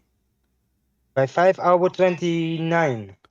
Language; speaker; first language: English; non-native, learner; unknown